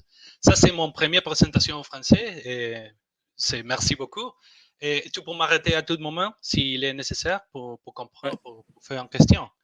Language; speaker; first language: French; non-native, learner; Spanish